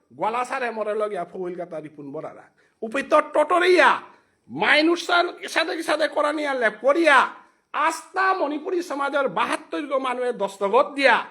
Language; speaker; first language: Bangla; non-native, local second language; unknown